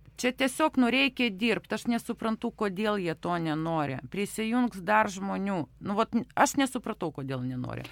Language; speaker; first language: Lithuanian; non-native, local second language; Russian